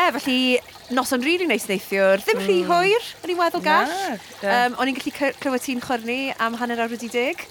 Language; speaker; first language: Welsh; native; Welsh